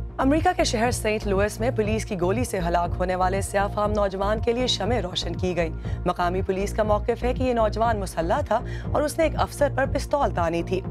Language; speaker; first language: Urdu; native; Urdu